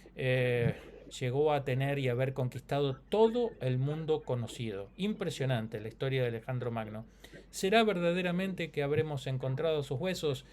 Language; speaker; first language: Spanish; native; Spanish